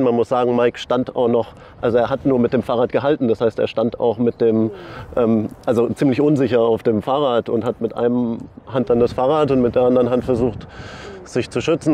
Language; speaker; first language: German; native; German